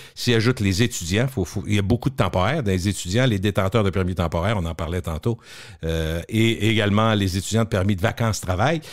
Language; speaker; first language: French; native; French